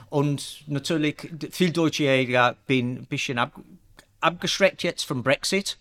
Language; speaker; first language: German; non-native, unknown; English